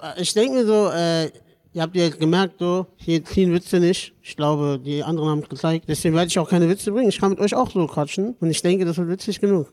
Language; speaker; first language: German; native; German